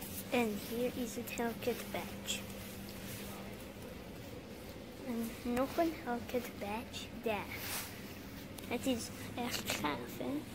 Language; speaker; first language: Dutch; non-native, learner; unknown